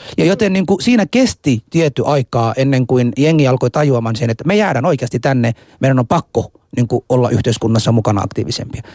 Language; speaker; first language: Finnish; non-native, fluent; Somali